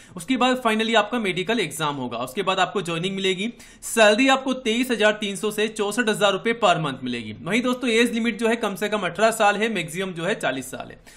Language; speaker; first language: Hindi; native; Hindi